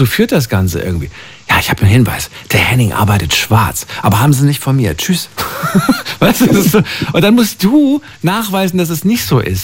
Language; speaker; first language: German; native; German